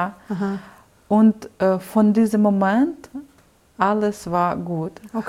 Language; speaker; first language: German; non-native, learner; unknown